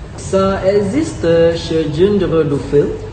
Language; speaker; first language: French; non-native, learner; Malay